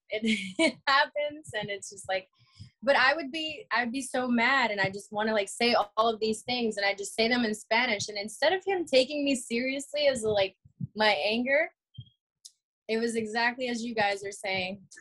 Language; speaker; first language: English; early bilingual, other home language; Spanish